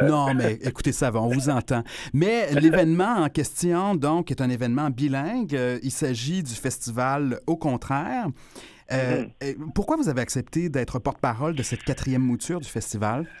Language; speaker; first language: French; native; French